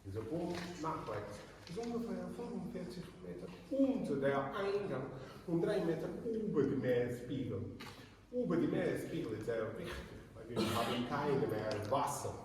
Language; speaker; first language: German; non-native, learner; Spanish